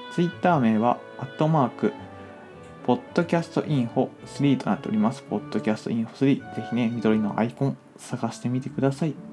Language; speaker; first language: Japanese; native; Japanese